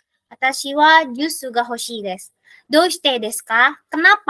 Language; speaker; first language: Japanese; non-native, fluent; Indonesian